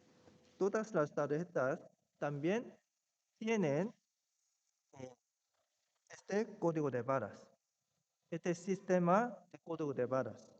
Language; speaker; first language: Spanish; non-native, fluent; Korean